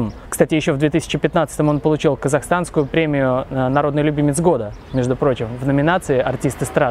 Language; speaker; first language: Russian; native; Russian